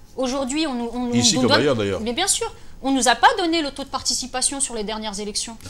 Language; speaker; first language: French; native; French